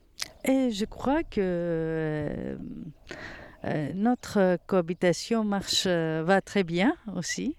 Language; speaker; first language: French; non-native, fluent; Greek